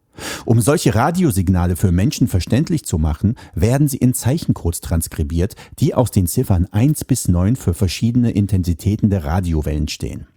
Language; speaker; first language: German; native; German